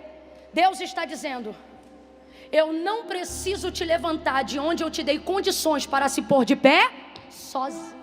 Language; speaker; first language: Portuguese; native; Portuguese